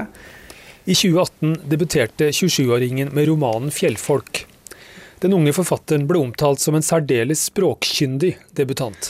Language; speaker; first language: Norwegian; native; Norwegian